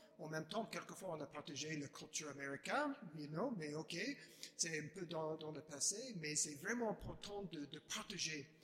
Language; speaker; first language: French; non-native, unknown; English